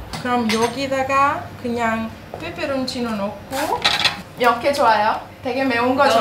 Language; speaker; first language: Korean; non-native, learner; Italian